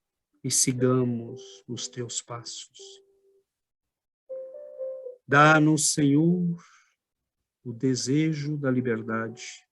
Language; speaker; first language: Portuguese; native; Portuguese